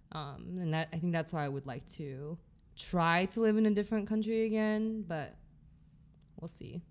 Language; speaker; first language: English; early bilingual, other home language; Chinese